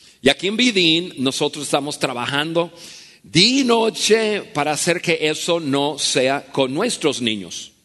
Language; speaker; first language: Spanish; non-native, fluent; English